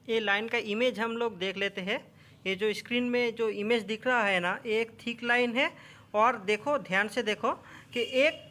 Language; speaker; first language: Hindi; non-native, local second language; Bangla